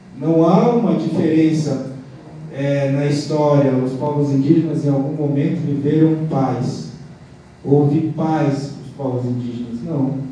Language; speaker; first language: Portuguese; non-native, local second language; Guarani